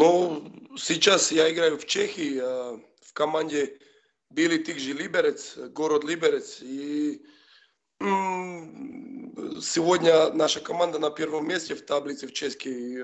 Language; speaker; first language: Russian; non-native, fluent; Slovak